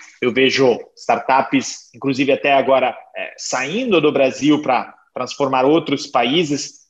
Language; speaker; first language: Portuguese; non-native, fluent; Italian